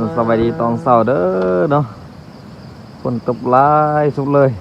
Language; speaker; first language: Thai; non-native, local second language; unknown